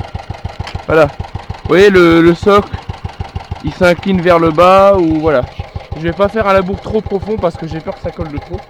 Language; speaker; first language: French; native; French